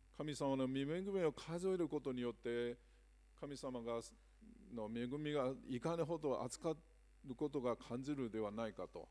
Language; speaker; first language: Japanese; non-native, fluent; Chinese